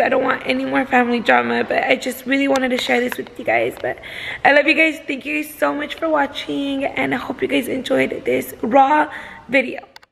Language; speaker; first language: English; early bilingual, other home language; Spanish